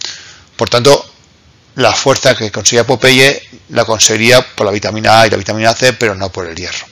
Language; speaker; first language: Spanish; native; Spanish